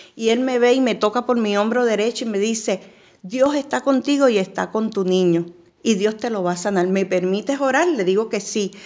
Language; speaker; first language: Spanish; native; Spanish